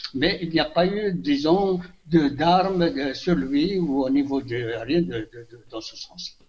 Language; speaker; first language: French; non-native, local second language; Kabyle